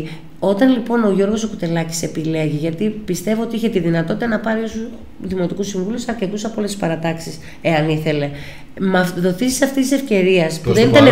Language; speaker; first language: Greek; native; Greek